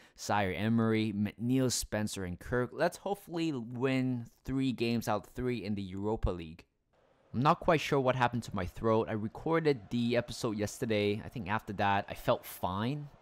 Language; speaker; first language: English; native; English